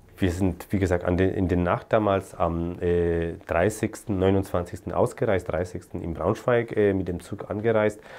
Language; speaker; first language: German; non-native, fluent; Polish